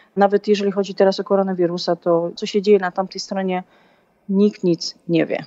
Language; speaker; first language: Polish; native; Polish